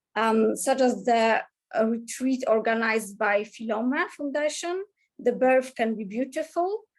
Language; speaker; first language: English; non-native, fluent; Polish